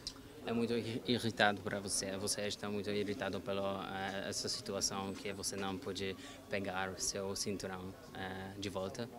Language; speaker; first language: Portuguese; non-native, fluent; Polish